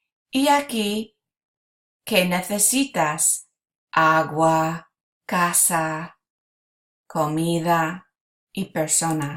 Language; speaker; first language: Spanish; non-native, fluent; English